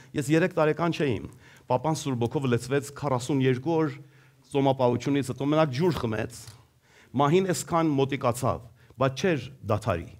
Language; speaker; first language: Armenian; early bilingual, heritage; Armenian